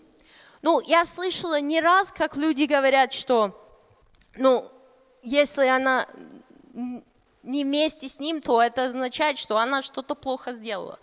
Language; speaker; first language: Russian; non-native, fluent; English